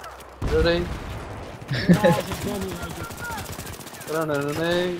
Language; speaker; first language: Arabic; native; Arabic